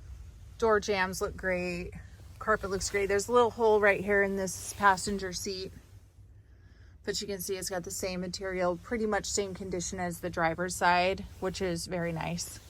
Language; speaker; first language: English; native; English